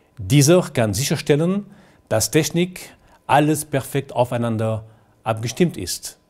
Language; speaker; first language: German; native; German